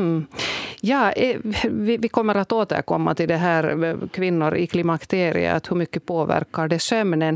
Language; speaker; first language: Swedish; native; Swedish